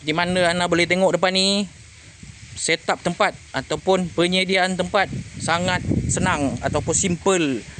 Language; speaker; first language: Malay; native; Malay